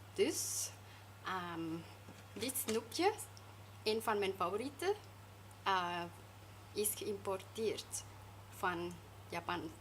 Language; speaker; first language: Dutch; non-native, fluent; Thai